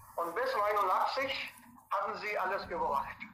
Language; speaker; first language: German; non-native, fluent; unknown